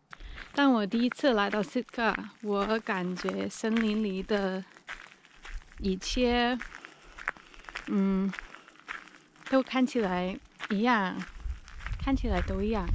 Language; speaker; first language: Chinese; non-native, fluent; English